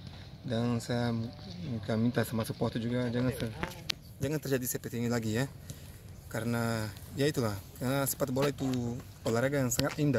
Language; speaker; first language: Indonesian; non-native, fluent; Portuguese